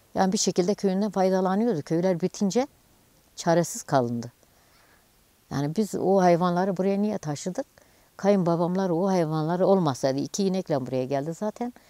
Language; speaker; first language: Turkish; native; Turkish